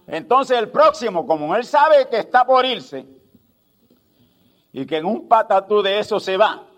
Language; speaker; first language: Spanish; native; Spanish